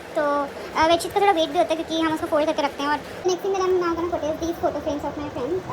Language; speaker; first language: Hindi; native; Hindi